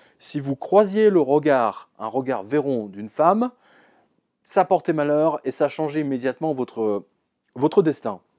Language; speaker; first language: French; native; French